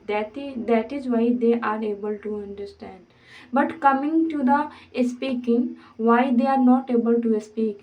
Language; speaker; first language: English; non-native, fluent; Hindi